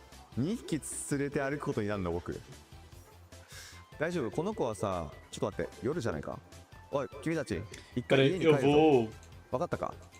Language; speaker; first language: Japanese; native; Japanese